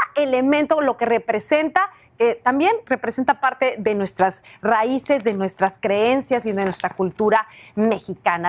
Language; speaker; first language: Spanish; native; Spanish